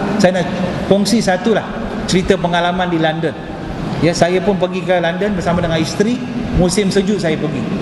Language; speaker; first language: Malay; non-native, local second language; Tamil